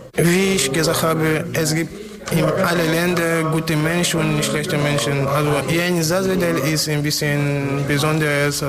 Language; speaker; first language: German; non-native, fluent; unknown